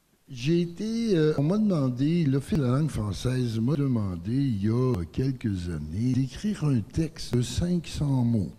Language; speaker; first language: French; native; French